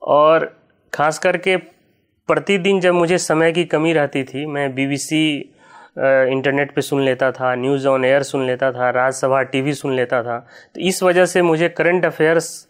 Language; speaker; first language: Hindi; native; Hindi